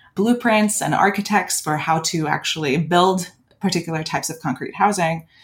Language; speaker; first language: English; early bilingual, other home language; Lithuanian